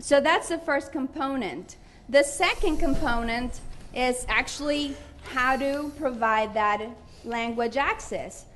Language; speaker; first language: English; non-native, fluent; Spanish